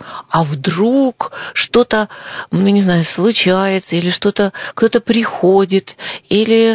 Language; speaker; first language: Russian; native; Russian